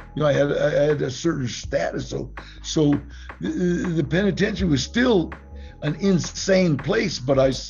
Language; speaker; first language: English; native; English